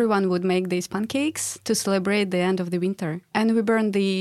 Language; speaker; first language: English; non-native, fluent; Russian